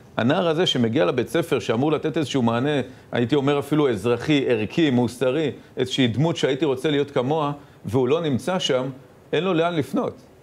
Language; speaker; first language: Hebrew; native; Hebrew